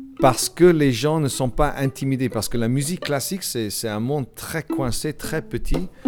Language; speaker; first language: French; non-native, fluent; English